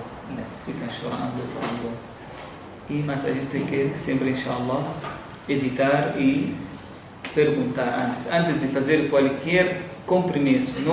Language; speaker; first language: Portuguese; non-native, fluent; Arabic